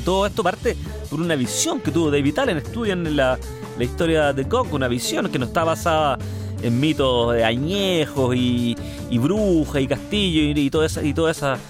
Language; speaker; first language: Spanish; native; Spanish